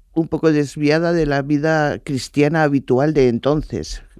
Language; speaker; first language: Spanish; native; Spanish